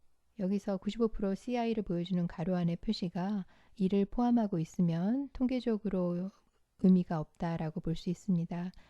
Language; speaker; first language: Korean; native; Korean